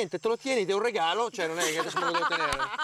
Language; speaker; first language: Italian; native; Italian